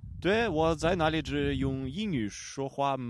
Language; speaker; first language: Chinese; non-native, learner; Ukrainian